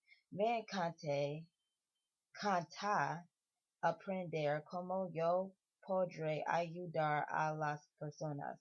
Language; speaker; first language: Spanish; non-native, learner; English